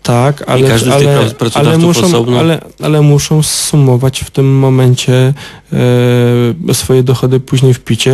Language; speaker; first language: Polish; native; Polish